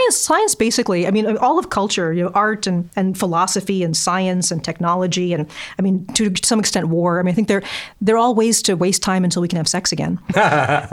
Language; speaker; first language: English; native; English